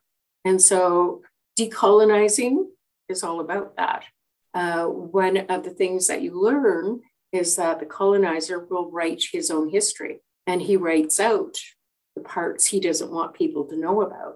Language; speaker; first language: English; native; English